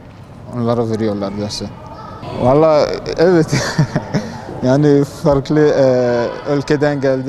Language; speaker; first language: Turkish; non-native, learner; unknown